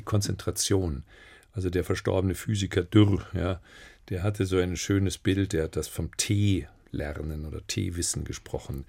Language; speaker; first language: German; native; German